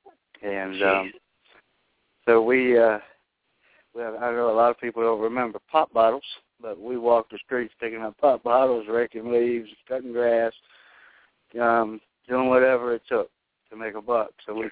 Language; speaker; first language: English; native; English